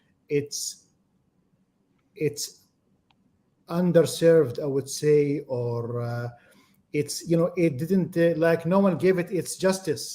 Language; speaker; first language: English; non-native, fluent; Arabic